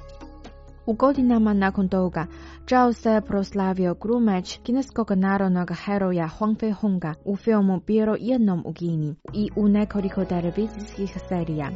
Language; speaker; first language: Croatian; non-native, fluent; Chinese